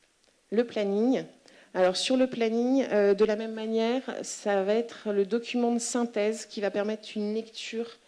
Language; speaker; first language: French; native; French